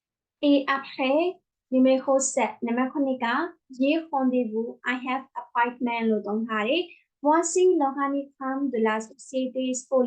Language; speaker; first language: French; non-native, fluent; Burmese